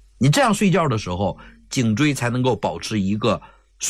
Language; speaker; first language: Chinese; native; Chinese